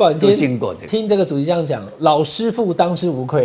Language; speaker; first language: Chinese; native; Chinese